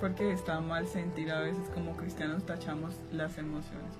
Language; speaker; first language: Spanish; native; Spanish